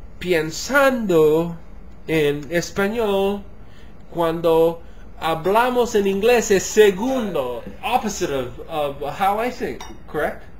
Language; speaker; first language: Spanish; non-native, learner; English